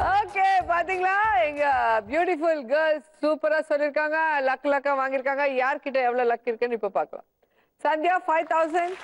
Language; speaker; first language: Tamil; native; Tamil